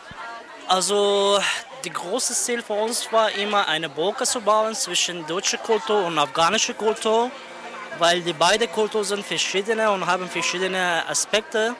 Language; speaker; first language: German; non-native, fluent; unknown